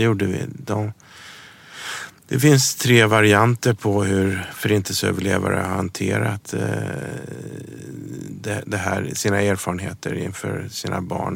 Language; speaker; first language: Swedish; early bilingual, other home language; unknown